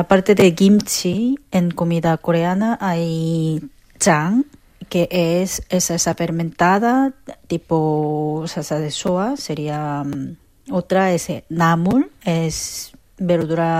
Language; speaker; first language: Spanish; non-native, fluent; Korean